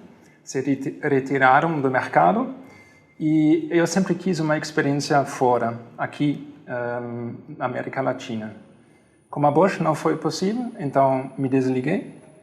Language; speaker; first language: Portuguese; non-native, fluent; German